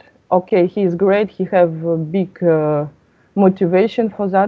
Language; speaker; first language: English; non-native, learner; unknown